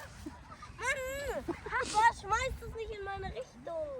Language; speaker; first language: German; native; German